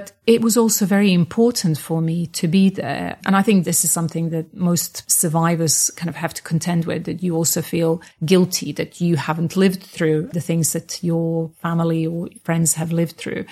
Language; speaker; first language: English; non-native, fluent; Bosnian